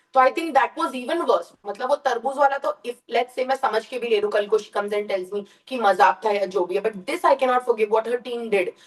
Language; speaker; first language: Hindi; early bilingual, heritage; Hindi